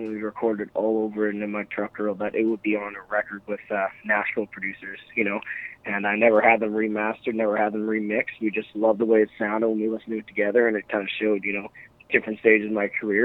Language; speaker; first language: English; native; English